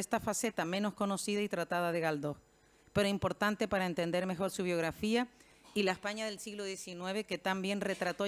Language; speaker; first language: Spanish; native; Spanish